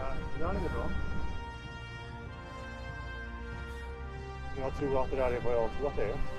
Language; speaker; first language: Swedish; native; Swedish